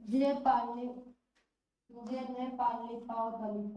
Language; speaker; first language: French; non-native, learner; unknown